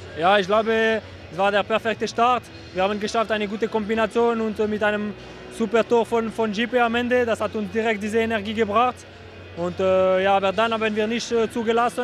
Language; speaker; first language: German; non-native, local second language; French